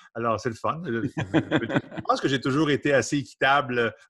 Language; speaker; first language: French; native; French